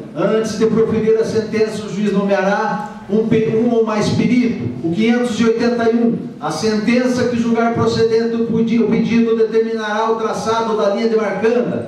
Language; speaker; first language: Portuguese; native; Portuguese